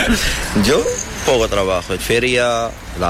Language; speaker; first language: Spanish; non-native, learner; Arabic